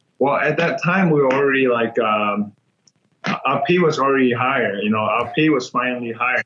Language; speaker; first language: English; non-native, fluent; Burmese